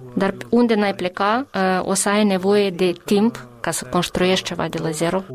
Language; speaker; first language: Romanian; non-native, fluent; Albanian